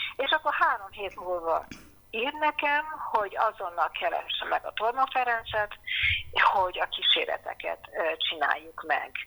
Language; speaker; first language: Hungarian; early bilingual, heritage; Hungarian